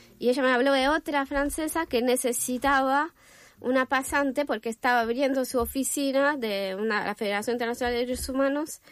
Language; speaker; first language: Spanish; non-native, fluent; French